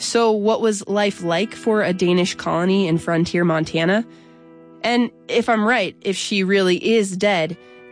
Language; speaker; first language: English; native; English